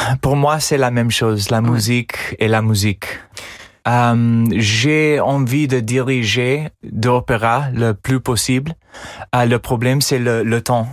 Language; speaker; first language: French; non-native, fluent; English